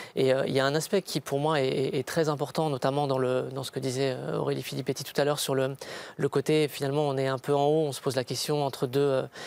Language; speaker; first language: French; native; French